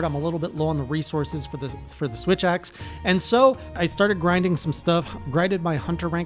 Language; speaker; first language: English; native; English